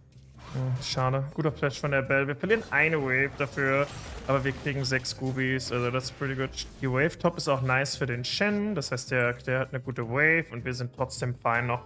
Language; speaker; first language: German; native; German